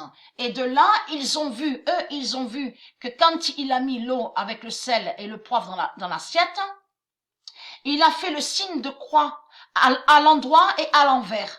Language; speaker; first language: French; native; French